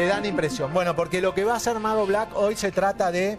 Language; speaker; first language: Spanish; native; Spanish